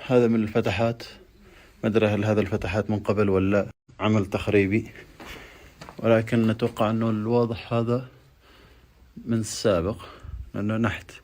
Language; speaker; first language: Arabic; native; Arabic